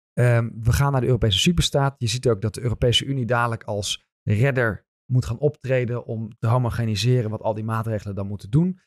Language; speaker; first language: Dutch; native; Dutch